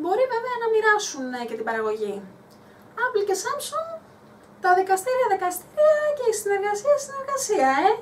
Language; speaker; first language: Greek; native; Greek